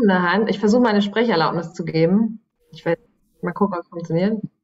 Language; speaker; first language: German; native; German